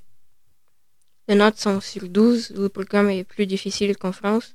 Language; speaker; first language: French; early bilingual, other home language; Ukrainian